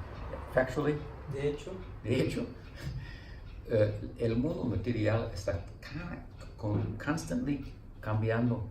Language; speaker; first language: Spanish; non-native, learner; English